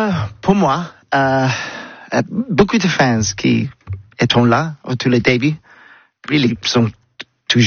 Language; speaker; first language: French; non-native, learner; English